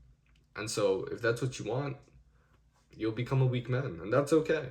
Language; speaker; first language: English; native; English